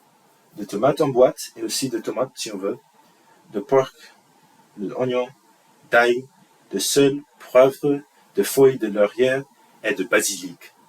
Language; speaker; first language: French; non-native, learner; English